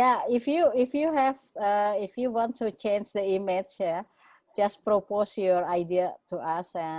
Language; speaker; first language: English; non-native, fluent; Indonesian